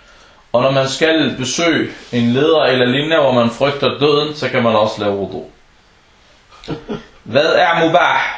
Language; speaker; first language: Danish; non-native, fluent; Arabic